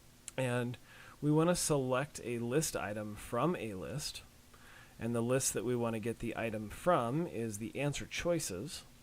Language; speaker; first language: English; native; English